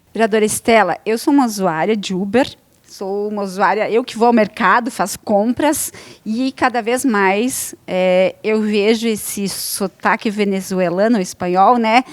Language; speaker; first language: Portuguese; native; Portuguese